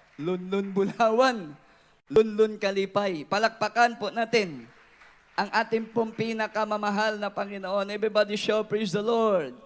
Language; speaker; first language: Filipino; non-native, local second language; Cebuano